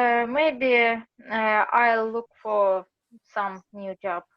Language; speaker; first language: English; non-native, learner; Russian